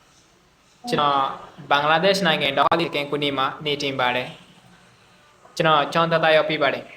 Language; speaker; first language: Burmese; non-native, learner; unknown